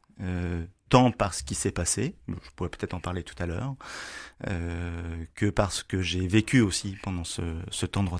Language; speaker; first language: French; native; French